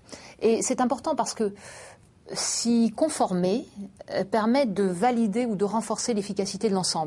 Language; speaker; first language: French; native; French